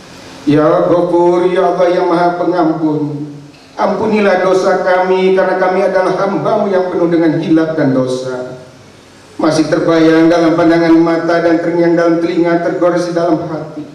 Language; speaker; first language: Indonesian; native; Indonesian